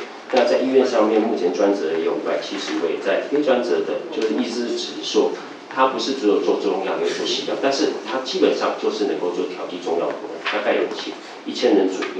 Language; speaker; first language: Chinese; native; Chinese